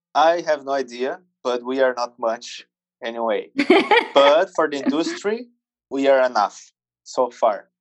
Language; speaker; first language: English; non-native, fluent; Portuguese